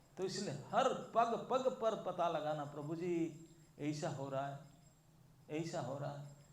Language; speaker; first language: Hindi; non-native, local second language; Bangla